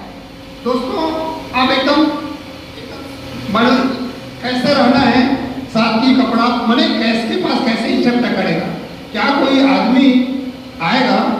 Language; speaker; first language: Hindi; native; Hindi